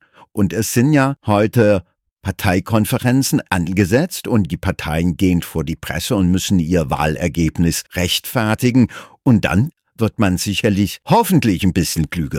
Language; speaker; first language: German; native; German